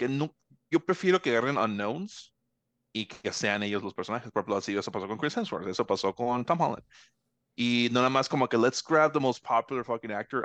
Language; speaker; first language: Spanish; early bilingual, heritage; Spanish